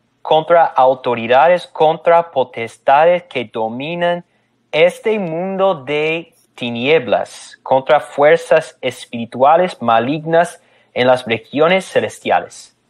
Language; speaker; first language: Spanish; non-native, fluent; English